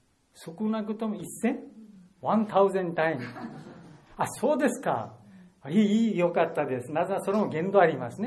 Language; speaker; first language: Japanese; non-native, learner; Bangla